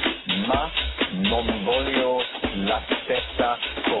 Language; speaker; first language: Italian; non-native, learner; English